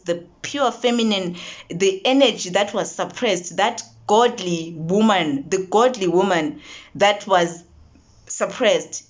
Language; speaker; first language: English; non-native, local second language; Zulu